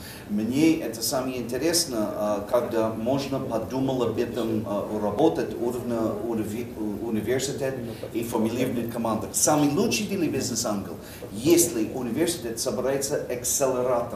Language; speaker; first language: Russian; non-native, learner; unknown